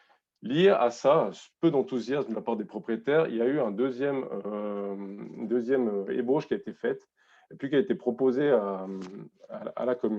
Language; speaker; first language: French; native; French